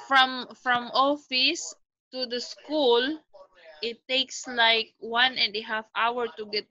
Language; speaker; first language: English; non-native, local second language; Filipino